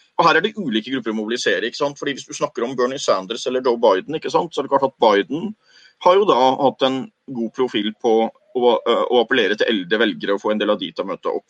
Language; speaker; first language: Norwegian; native; Norwegian